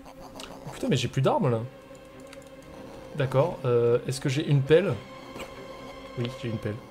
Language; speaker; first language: French; native; French